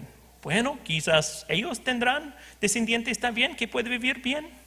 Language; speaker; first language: Spanish; non-native, fluent; English